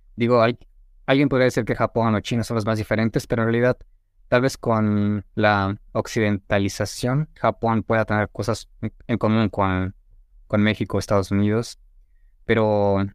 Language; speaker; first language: Spanish; native; Spanish